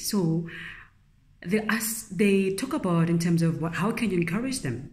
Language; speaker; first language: English; non-native, local second language; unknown